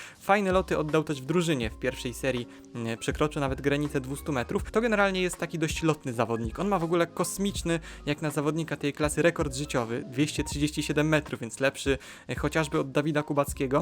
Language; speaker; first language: Polish; native; Polish